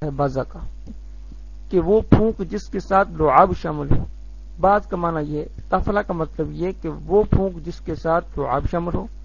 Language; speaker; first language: Urdu; native; Urdu